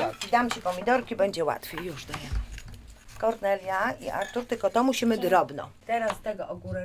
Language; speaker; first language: Polish; native; Polish